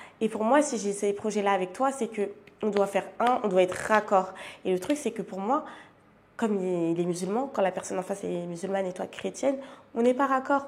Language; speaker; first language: French; native; French